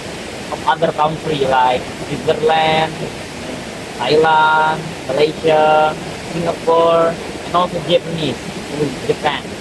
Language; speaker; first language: English; non-native, learner; Indonesian